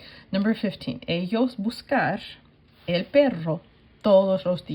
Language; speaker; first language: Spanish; non-native, fluent; English